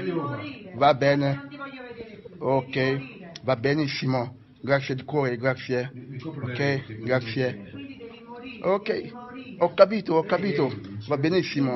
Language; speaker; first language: Italian; non-native, learner; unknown